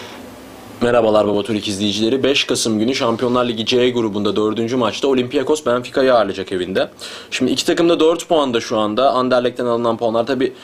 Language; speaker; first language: Turkish; native; Turkish